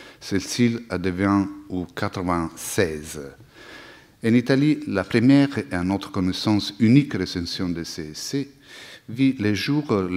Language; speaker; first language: French; non-native, fluent; Italian